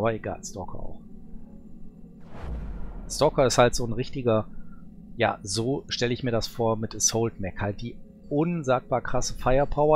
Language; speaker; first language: German; native; German